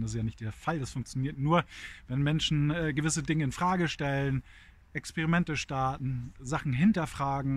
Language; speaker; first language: German; native; German